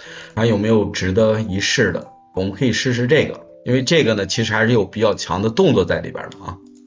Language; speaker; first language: Chinese; native; Chinese